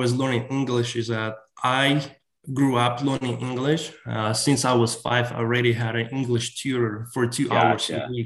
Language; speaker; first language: English; non-native, fluent; Ukrainian